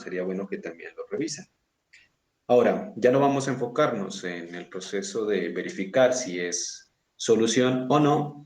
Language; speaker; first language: Spanish; native; Spanish